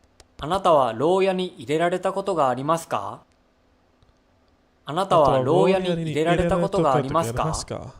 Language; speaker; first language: Japanese; non-native, learner; English